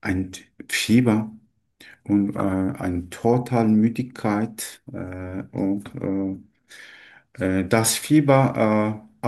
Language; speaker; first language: German; non-native, learner; Turkish